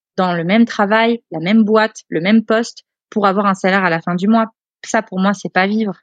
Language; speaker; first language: French; native; French